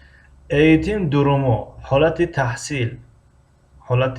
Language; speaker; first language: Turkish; non-native, fluent; Persian